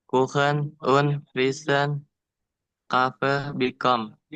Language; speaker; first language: German; non-native, learner; Indonesian